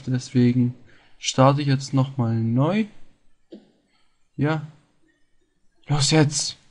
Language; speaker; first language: German; native; German